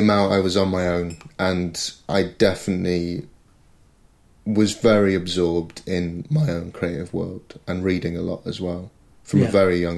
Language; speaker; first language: English; native; English